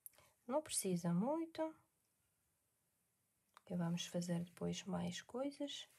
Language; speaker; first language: Portuguese; non-native, learner; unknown